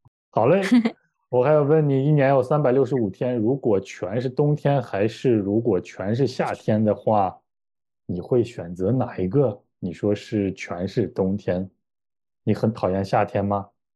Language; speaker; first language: Chinese; native; Chinese